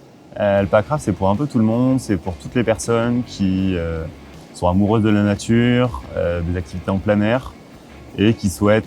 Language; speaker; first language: French; native; French